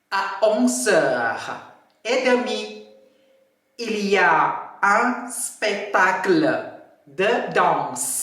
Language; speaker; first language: French; non-native, fluent; Thai